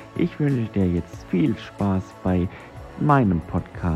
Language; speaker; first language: German; native; German